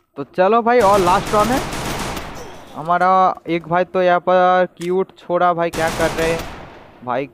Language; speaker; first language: Hindi; non-native, local second language; Bangla